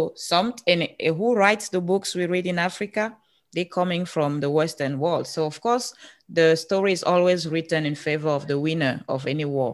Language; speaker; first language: English; non-native, local second language; French